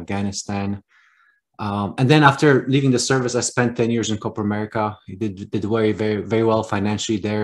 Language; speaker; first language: English; non-native, fluent; Polish